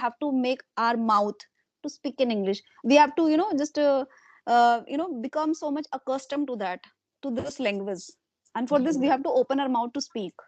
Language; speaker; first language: English; non-native, local second language; Hindi